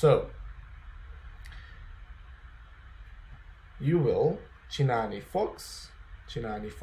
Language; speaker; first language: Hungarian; non-native, fluent; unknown